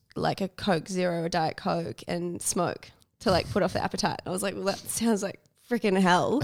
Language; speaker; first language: English; native; English